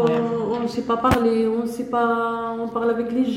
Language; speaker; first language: French; non-native, learner; Arabic